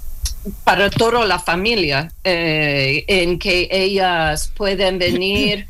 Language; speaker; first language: Spanish; non-native, learner; English